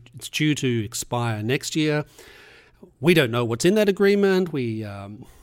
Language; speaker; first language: English; native; English